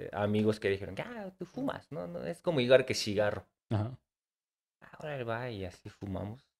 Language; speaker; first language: Spanish; non-native, fluent; Japanese